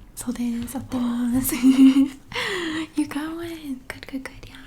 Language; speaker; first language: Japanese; non-native, learner; English